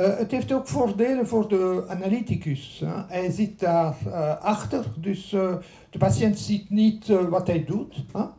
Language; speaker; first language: Dutch; non-native, local second language; French